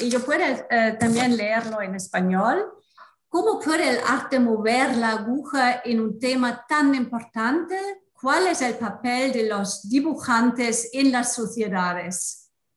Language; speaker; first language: Spanish; non-native, learner; German